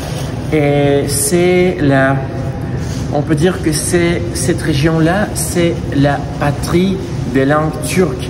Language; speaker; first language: French; non-native, fluent; Russian